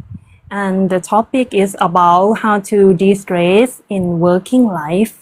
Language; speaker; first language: English; non-native, learner; Thai